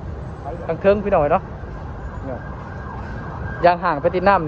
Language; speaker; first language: Thai; non-native, local second language; Lao